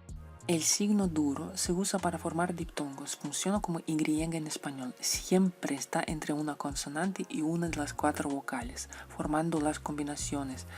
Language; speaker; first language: Spanish; non-native, fluent; Russian